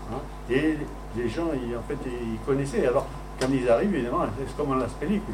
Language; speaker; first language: French; non-native, fluent; Spanish